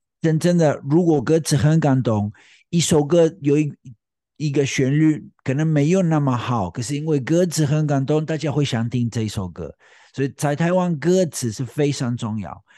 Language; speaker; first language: Chinese; non-native, learner; Spanish